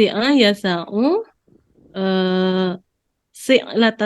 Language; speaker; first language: Arabic; non-native, learner; Indonesian